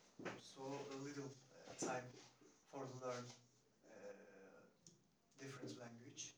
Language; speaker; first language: English; non-native, learner; Turkish